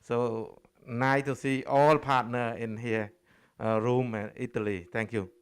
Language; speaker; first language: English; non-native, learner; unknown